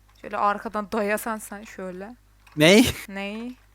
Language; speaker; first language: Turkish; native; Turkish